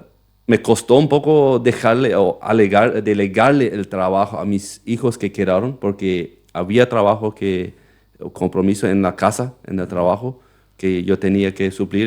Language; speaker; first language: Spanish; non-native, local second language; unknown